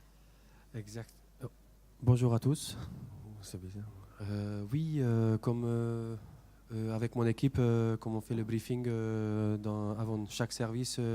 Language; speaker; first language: French; non-native, fluent; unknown